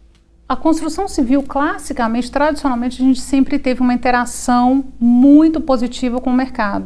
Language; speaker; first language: Portuguese; native; Portuguese